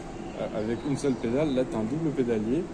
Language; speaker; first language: French; native; French